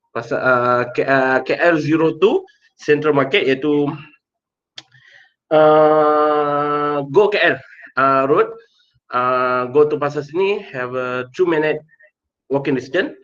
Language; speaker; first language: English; non-native, local second language; Malay